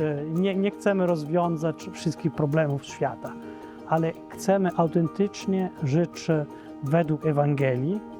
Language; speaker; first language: Polish; non-native, fluent; Italian